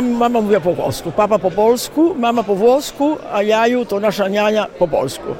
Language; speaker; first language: Polish; early bilingual, heritage; Italian